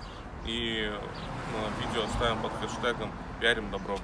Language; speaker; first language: Russian; native; Russian